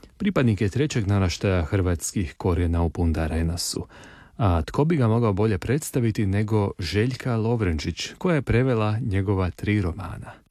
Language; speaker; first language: Croatian; native; Croatian